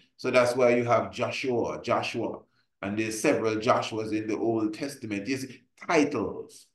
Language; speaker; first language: English; native; English